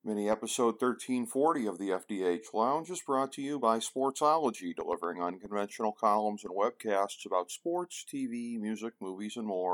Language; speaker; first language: English; native; English